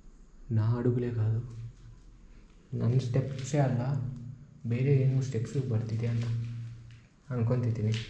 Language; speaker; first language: Kannada; non-native, local second language; Telugu